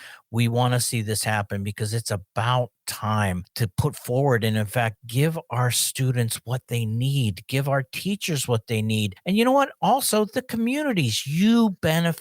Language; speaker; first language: English; native; English